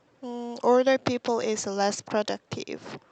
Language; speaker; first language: English; non-native, learner; Korean